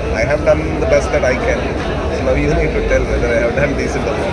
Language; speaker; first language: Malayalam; non-native, learner; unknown